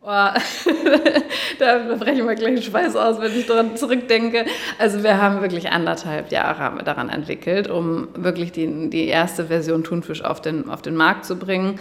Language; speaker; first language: German; native; German